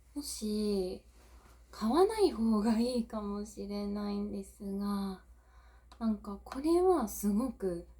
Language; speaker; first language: Japanese; non-native, learner; English